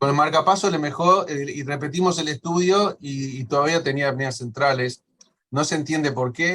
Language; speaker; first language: Spanish; native; Spanish